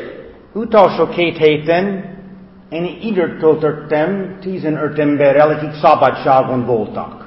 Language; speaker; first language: Hungarian; non-native, fluent; English